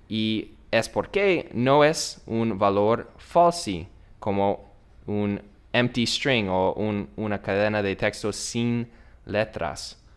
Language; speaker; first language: Spanish; non-native, learner; English